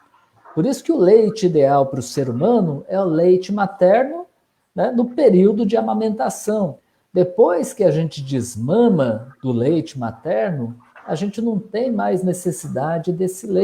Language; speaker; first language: Portuguese; native; Portuguese